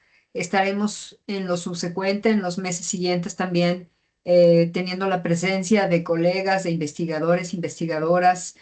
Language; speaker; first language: Spanish; native; Spanish